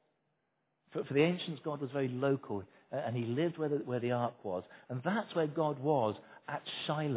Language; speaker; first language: English; native; English